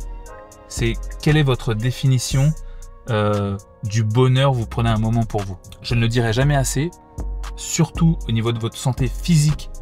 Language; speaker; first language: French; native; French